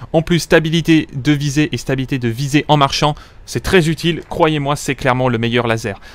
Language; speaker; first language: French; native; French